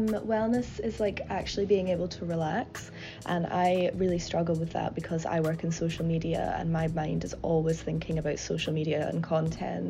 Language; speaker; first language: English; native; English